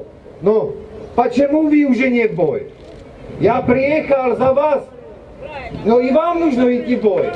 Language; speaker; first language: Russian; non-native, learner; Czech